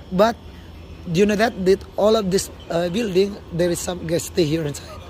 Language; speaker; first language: English; non-native, learner; Indonesian